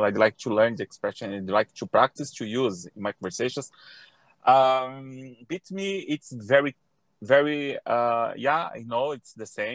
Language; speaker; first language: English; non-native, learner; Portuguese